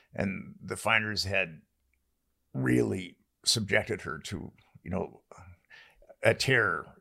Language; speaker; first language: English; native; English